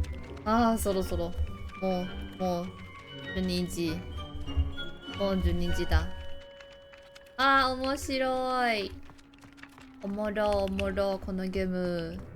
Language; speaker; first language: Japanese; non-native, learner; Chinese